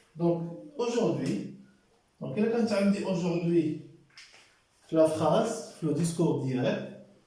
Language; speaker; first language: French; non-native, local second language; Arabic